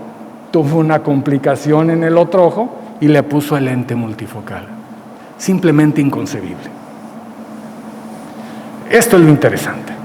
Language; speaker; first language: Spanish; native; Spanish